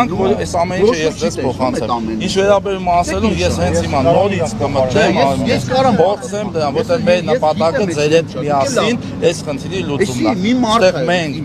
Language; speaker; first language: Armenian; native; Armenian